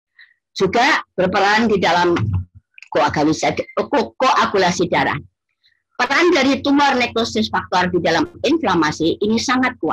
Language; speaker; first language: Indonesian; native; Indonesian